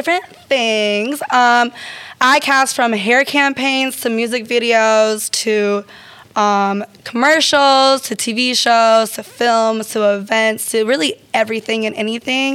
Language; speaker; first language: English; native; English